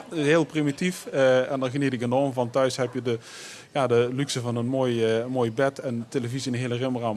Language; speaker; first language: Dutch; native; Dutch